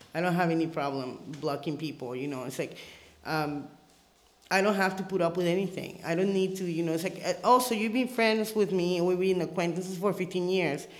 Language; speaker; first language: English; early bilingual, other home language; Spanish